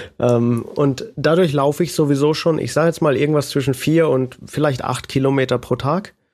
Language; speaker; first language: German; native; German